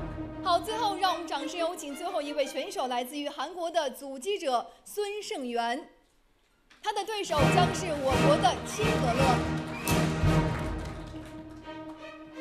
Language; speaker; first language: Chinese; native; Chinese